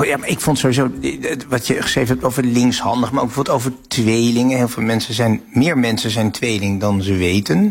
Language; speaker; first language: Dutch; native; Dutch